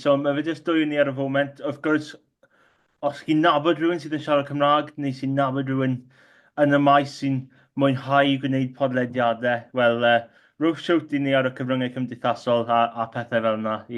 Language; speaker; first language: Welsh; non-native, local second language; English